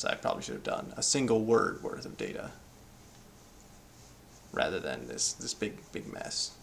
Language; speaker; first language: English; native; English